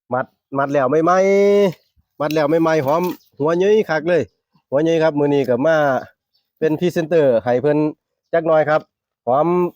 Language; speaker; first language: Thai; native; Thai